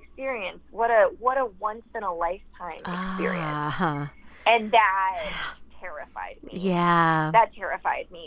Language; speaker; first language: English; native; English